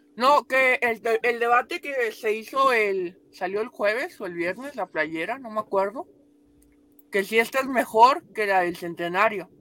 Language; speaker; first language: Spanish; native; Spanish